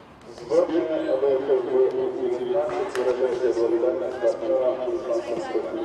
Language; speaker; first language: Russian; native; Russian